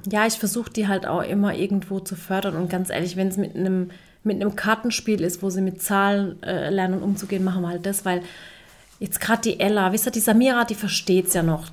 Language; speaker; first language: German; early bilingual, other home language; Turkish